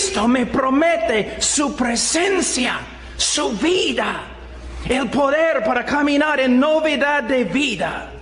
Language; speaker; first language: Spanish; non-native, fluent; English